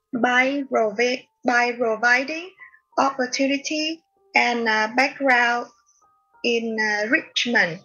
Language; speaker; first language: English; non-native, learner; Vietnamese